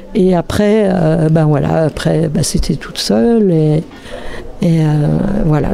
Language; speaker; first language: French; native; French